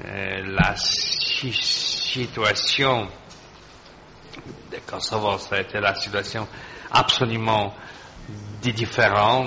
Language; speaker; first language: French; non-native, fluent; Polish